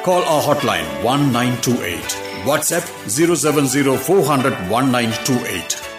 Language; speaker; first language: English; non-native, local second language; Sinhala